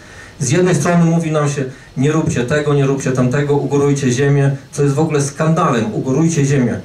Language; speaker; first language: Polish; native; Polish